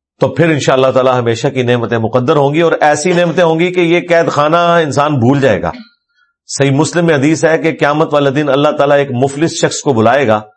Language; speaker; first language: Urdu; non-native, local second language; Punjabi